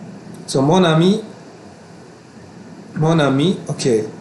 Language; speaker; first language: French; non-native, fluent; Malay